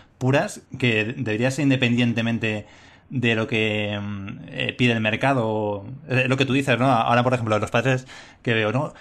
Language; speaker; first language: Spanish; native; Spanish